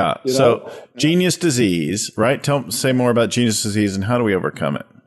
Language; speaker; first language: English; native; English